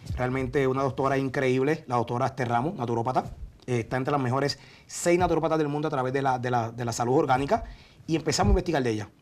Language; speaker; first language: Spanish; native; Spanish